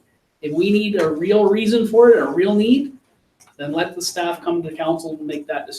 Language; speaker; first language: English; native; English